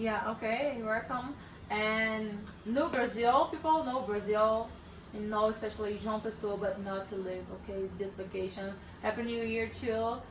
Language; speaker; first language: English; non-native, learner; Portuguese